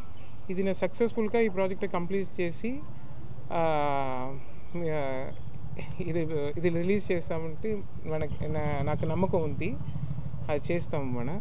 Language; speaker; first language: Telugu; non-native, learner; Tamil